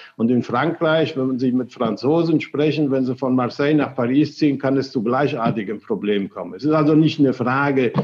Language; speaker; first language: German; early bilingual, other home language; Spanish